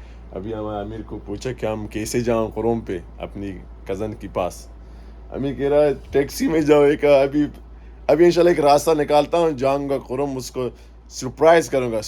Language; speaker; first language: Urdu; non-native, learner; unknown